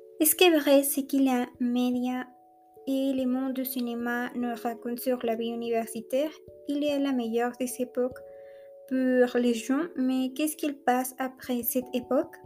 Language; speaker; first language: French; non-native, learner; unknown